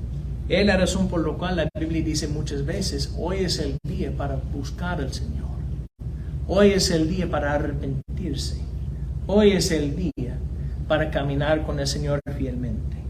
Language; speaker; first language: Spanish; non-native, fluent; English